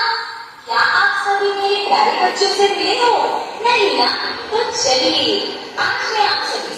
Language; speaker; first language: Hindi; native; Hindi